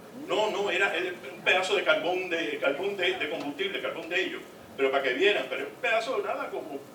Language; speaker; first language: Spanish; native; Spanish